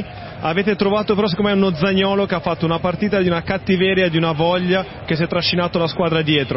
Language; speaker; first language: Italian; native; Italian